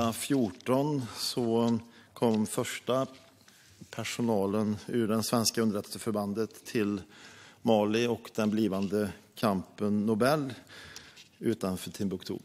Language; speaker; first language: Swedish; native; Swedish